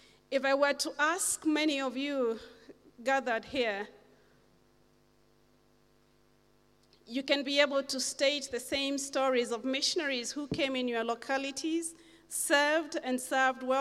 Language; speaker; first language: English; non-native, local second language; Kamba